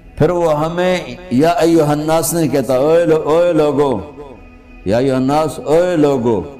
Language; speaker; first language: Urdu; non-native, local second language; Punjabi